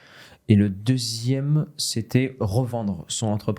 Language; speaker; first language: French; native; French